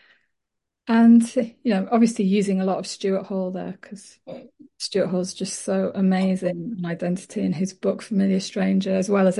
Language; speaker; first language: English; native; English